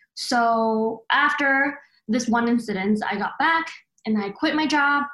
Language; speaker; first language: English; early bilingual, other home language; Chinese